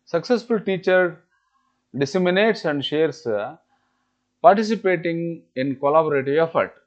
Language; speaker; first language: English; non-native, local second language; Kannada